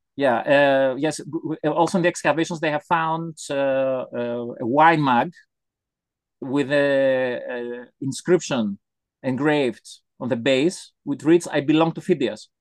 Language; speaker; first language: English; non-native, fluent; Greek